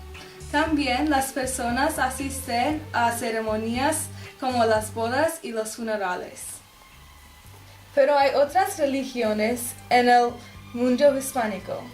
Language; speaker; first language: Spanish; non-native, learner; English